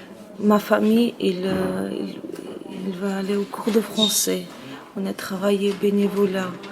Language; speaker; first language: French; non-native, learner; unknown